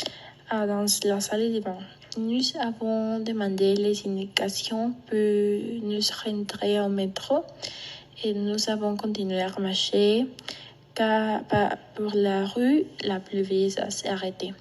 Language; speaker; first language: French; non-native, learner; Spanish